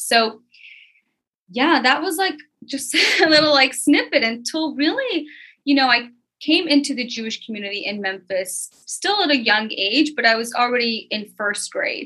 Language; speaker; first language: English; native; English